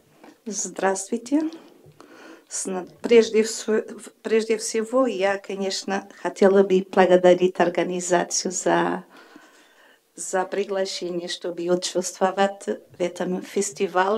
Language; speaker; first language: Russian; non-native, fluent; Portuguese